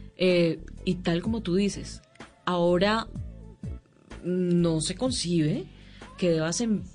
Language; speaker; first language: Spanish; native; Spanish